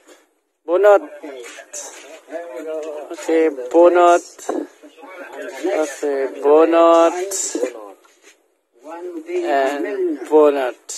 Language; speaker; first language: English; non-native, local second language; Cebuano